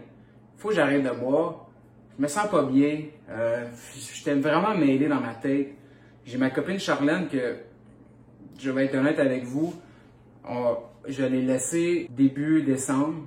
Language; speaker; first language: French; native; French